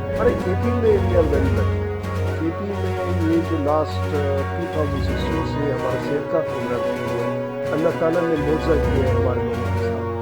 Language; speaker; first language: Urdu; non-native, local second language; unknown